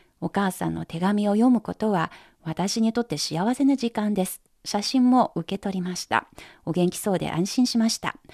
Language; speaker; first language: Japanese; non-native, fluent; Chinese